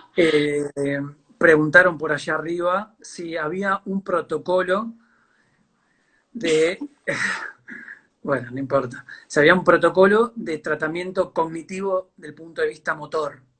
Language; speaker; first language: Spanish; native; Spanish